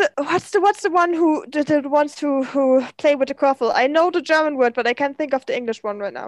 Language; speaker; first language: English; non-native, fluent; German